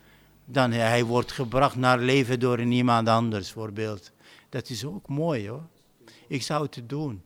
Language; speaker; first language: Dutch; non-native, fluent; Arabic